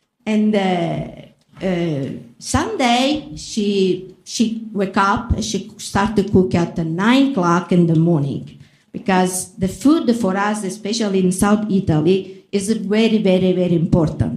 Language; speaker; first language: English; non-native, learner; Italian